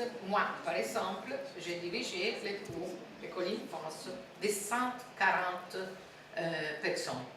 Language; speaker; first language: French; non-native, fluent; Italian